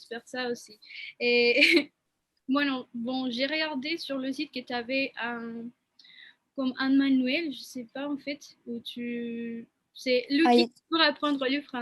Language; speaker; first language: French; non-native, fluent; Spanish